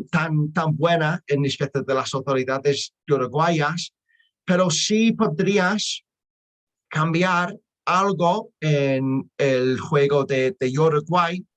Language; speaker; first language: Spanish; non-native, learner; English